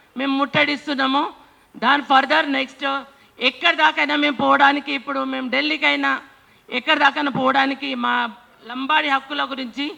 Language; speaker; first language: Telugu; non-native, local second language; Lambadi